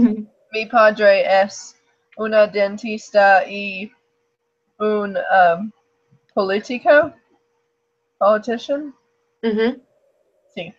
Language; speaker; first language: Spanish; non-native, learner; English